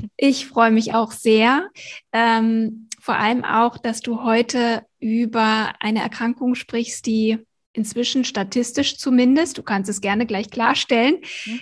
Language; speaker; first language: German; native; German